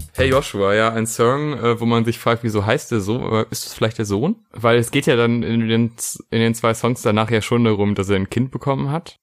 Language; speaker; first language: German; native; German